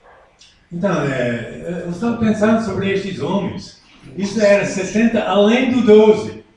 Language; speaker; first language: Portuguese; non-native, fluent; English